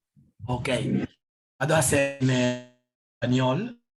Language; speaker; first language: Spanish; non-native, learner; Italian